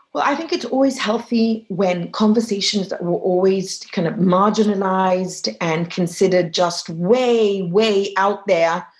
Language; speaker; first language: English; non-native, fluent; Arabic